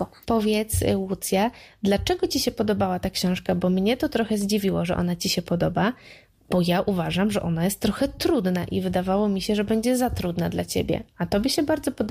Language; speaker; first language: Polish; native; Polish